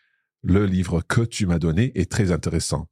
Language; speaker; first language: French; non-native, fluent; English